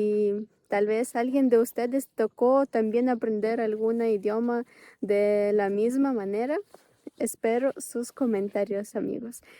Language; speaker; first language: Spanish; non-native, fluent; Ukrainian